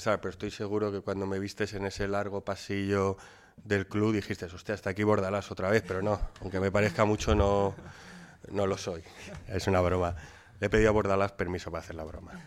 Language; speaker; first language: Spanish; native; Spanish